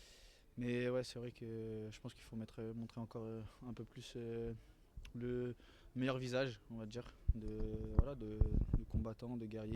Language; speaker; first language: French; native; French